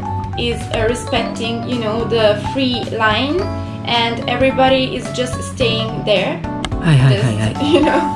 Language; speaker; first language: English; non-native, fluent; Italian